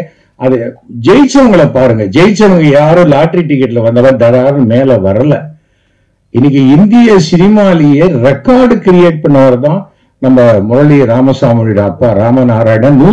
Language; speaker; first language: Tamil; native; Tamil